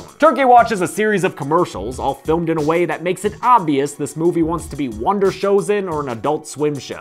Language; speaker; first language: English; native; English